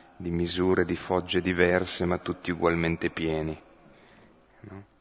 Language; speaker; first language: Italian; non-native, local second language; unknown